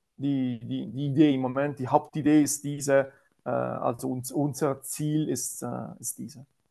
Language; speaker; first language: German; non-native, learner; Italian